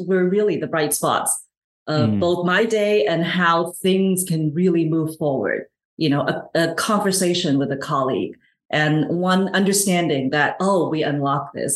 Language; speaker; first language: English; non-native, local second language; Cantonese